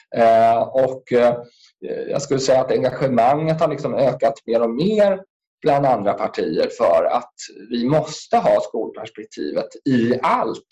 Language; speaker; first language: Swedish; native; Swedish